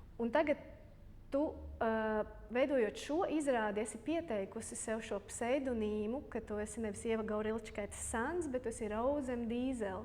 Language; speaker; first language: Latvian; native; Latvian